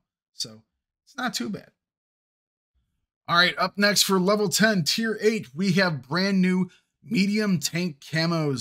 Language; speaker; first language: English; native; English